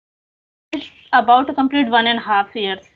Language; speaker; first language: English; non-native, local second language; Hindi